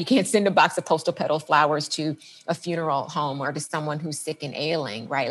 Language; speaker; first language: English; native; English